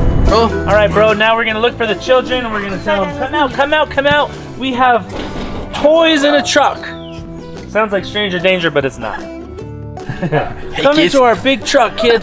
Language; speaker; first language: English; native; English